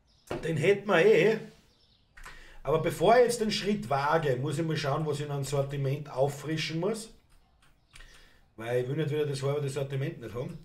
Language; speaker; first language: German; native; German